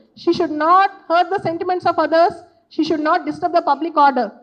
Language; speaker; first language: English; non-native, local second language; Telugu